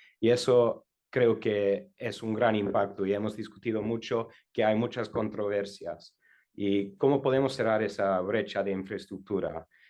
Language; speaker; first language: Spanish; non-native, learner; English